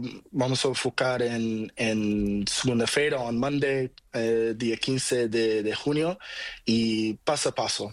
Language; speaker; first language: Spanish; non-native, learner; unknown